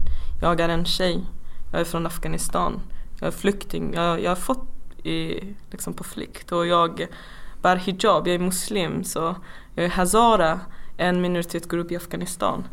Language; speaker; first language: Swedish; non-native, fluent; Persian